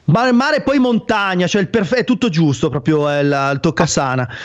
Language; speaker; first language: Italian; native; Italian